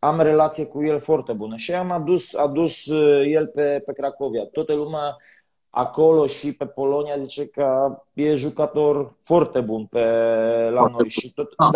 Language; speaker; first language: Romanian; non-native, learner; Polish